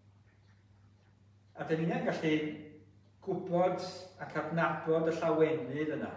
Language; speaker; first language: Welsh; native; Welsh